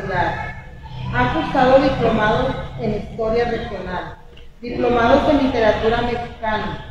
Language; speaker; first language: Spanish; native; Spanish